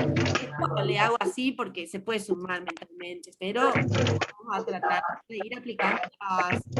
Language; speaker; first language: Spanish; native; Spanish